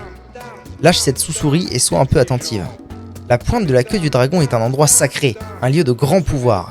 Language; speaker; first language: French; native; French